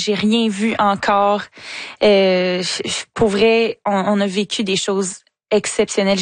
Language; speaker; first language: French; native; French